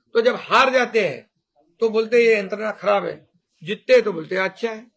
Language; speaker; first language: Hindi; non-native, local second language; Marathi